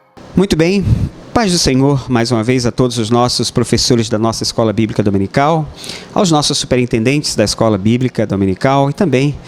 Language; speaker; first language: Portuguese; native; Portuguese